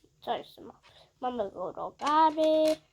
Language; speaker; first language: Polish; early bilingual, heritage; Polish